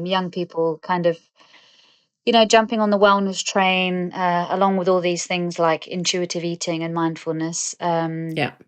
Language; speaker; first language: English; native; English